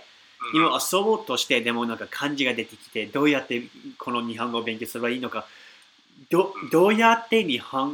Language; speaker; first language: Japanese; non-native, fluent; English